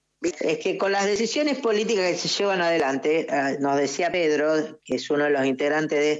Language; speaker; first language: Spanish; native; Spanish